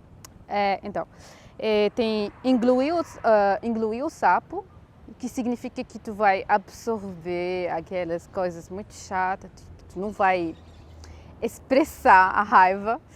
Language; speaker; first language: Portuguese; non-native, fluent; Arabic